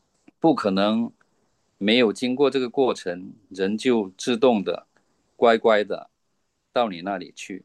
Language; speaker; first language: Chinese; native; Chinese